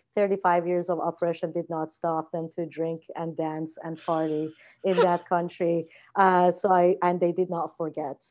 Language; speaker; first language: English; non-native, fluent; Persian